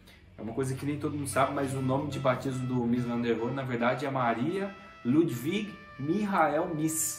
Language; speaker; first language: Portuguese; native; Portuguese